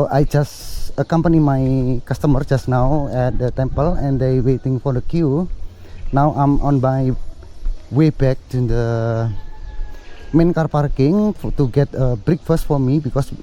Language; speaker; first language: English; non-native, fluent; Indonesian